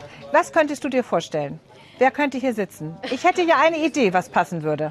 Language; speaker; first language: German; native; German